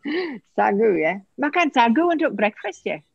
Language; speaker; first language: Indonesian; non-native, fluent; English